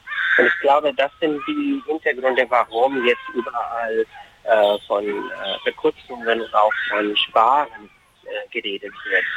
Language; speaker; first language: German; non-native, fluent; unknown